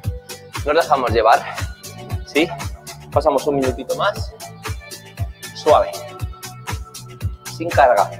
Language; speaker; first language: Spanish; native; Spanish